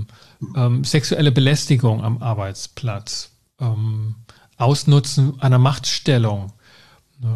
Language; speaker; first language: German; native; German